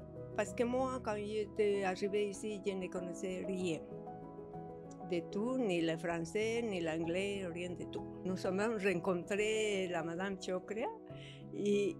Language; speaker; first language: French; early bilingual, other home language; Spanish